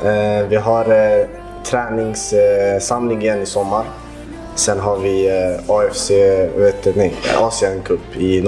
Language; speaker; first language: Swedish; early bilingual, other home language; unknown